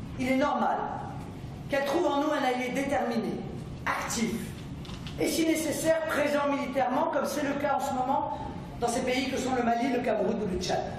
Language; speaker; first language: French; native; French